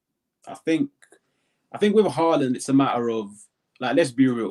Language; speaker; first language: English; native; English